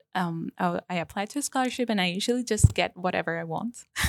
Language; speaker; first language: English; non-native, fluent; Spanish